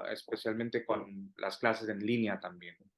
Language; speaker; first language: Spanish; non-native, fluent; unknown